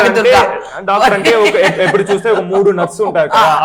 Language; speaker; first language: Telugu; non-native, local second language; Tamil